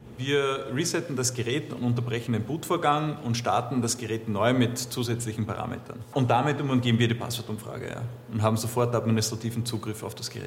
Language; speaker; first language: German; native; German